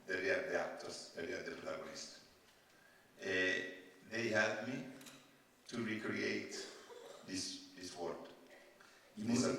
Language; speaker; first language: English; non-native, learner; Italian